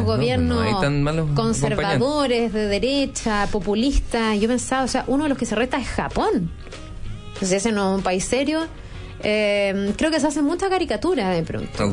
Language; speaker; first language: Spanish; native; Spanish